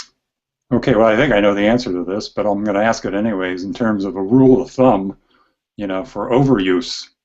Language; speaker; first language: English; native; English